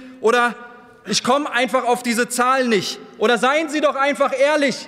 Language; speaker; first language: German; early bilingual, other home language; Turkish